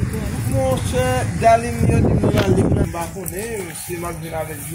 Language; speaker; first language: Portuguese; non-native, learner; Haitian Creole